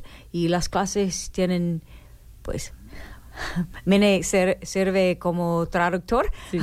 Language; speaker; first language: Spanish; non-native, learner; English